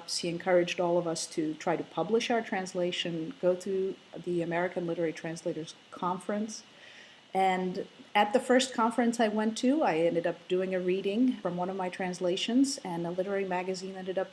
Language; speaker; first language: English; non-native, fluent; Slovak